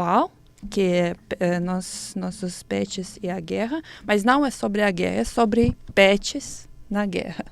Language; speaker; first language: Portuguese; non-native, learner; Ukrainian